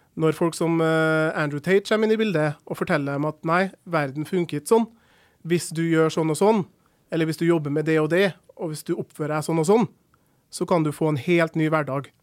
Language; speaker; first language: Norwegian; early bilingual, other home language; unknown